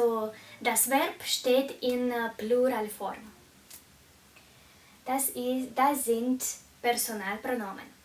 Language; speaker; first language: German; non-native, fluent; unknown